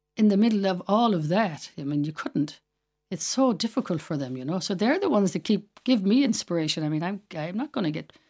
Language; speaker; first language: English; native; English